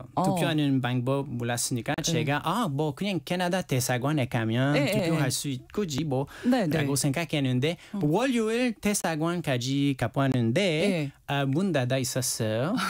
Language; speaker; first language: Korean; non-native, learner; French